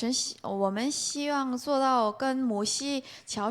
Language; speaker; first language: Chinese; non-native, learner; Korean